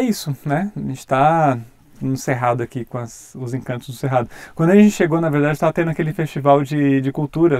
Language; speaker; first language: Portuguese; native; Portuguese